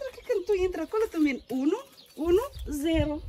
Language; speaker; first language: Romanian; non-native, learner; Malagasy